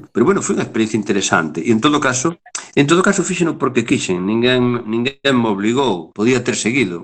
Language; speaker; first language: Galician; native; Galician